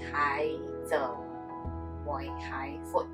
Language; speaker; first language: Vietnamese; non-native, learner; Chinese